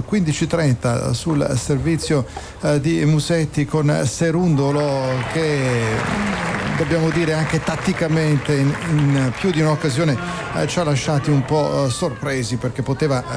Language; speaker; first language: Italian; native; Italian